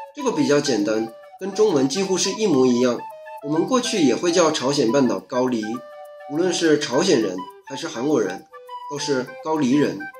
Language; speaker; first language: Chinese; native; Chinese